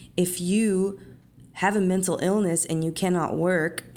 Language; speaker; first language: English; native; English